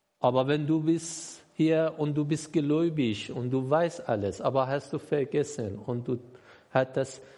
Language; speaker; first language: German; non-native, learner; Persian